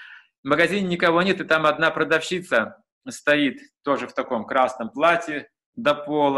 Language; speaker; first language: Russian; native; Russian